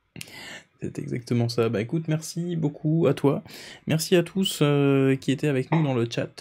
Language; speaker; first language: French; native; French